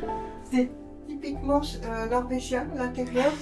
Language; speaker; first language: French; native; French